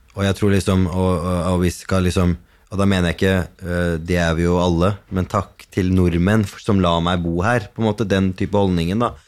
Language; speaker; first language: Norwegian; early bilingual, other home language; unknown